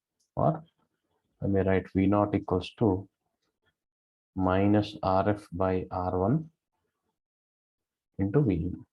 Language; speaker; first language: English; non-native, local second language; Kannada